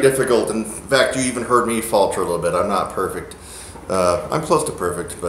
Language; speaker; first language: English; native; English